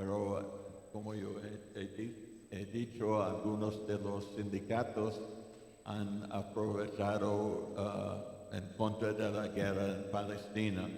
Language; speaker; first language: Spanish; non-native, fluent; English